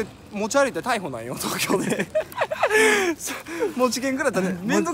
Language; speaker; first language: Japanese; native; Japanese